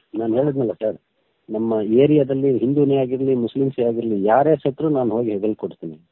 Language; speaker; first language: Kannada; non-native, local second language; Urdu